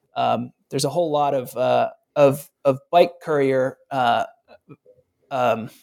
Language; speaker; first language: English; native; English